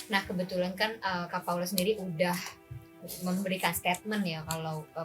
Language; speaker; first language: Indonesian; native; Indonesian